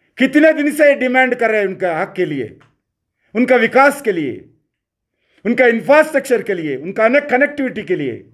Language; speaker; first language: Hindi; non-native, local second language; Telugu